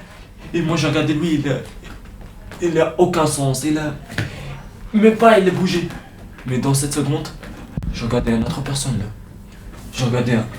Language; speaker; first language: French; non-native, learner; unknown